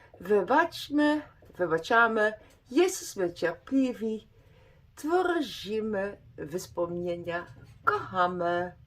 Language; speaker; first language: Polish; non-native, learner; Dutch